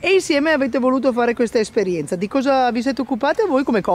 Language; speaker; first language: Italian; native; Italian